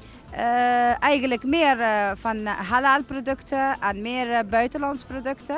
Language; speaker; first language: Dutch; non-native, fluent; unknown